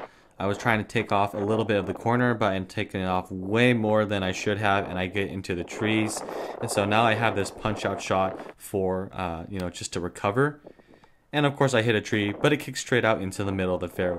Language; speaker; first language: English; native; English